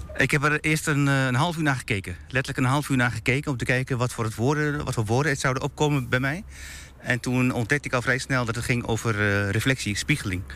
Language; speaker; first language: Dutch; non-native, fluent; Turkish